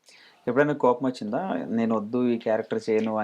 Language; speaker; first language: Telugu; native; Telugu